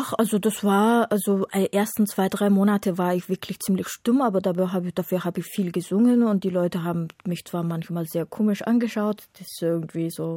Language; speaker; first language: German; non-native, fluent; Mongolian